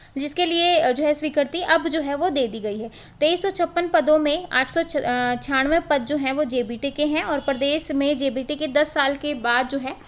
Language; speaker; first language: Hindi; native; Hindi